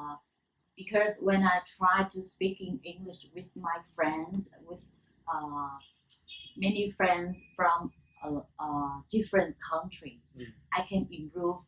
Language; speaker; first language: English; non-native, learner; Vietnamese